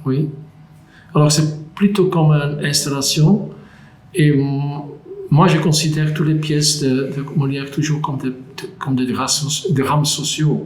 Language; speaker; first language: French; non-native, local second language; Dutch